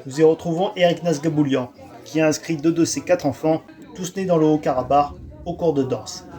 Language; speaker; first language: French; native; French